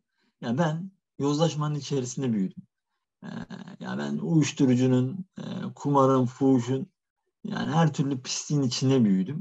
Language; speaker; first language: Turkish; native; Turkish